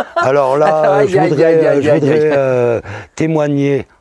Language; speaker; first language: French; native; French